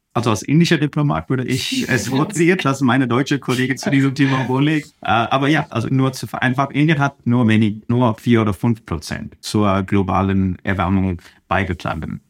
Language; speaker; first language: German; non-native, fluent; Telugu